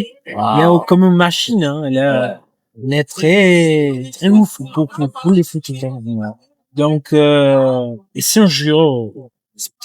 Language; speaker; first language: French; non-native, learner; Portuguese